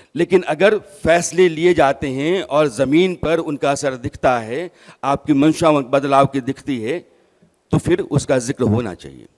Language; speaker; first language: Hindi; native; Hindi